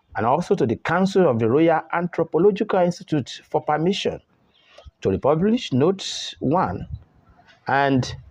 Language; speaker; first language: English; non-native, local second language; Yoruba